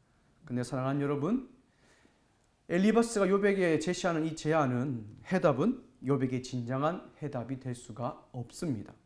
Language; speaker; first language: Korean; native; Korean